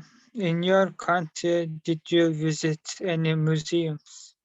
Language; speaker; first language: English; non-native, learner; Turkish